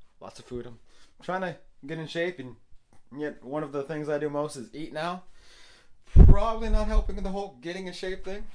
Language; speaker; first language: English; native; English